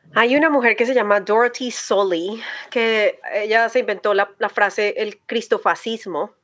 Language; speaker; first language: Spanish; native; Spanish